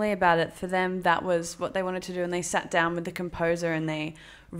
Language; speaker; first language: English; native; English